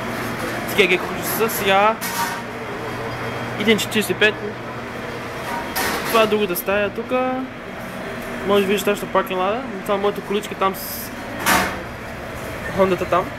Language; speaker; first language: Bulgarian; early bilingual, heritage; Bulgarian